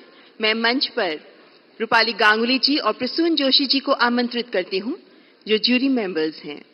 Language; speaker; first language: Hindi; native; Hindi